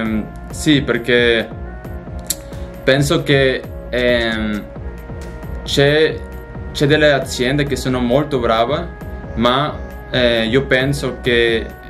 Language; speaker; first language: Italian; non-native, learner; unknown